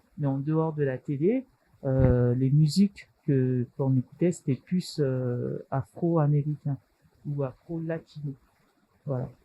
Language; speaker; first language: French; early bilingual, other home language; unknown